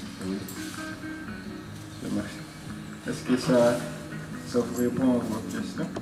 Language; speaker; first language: French; non-native, local second language; Malagasy